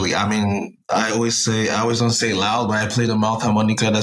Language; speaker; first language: English; non-native, local second language; Yoruba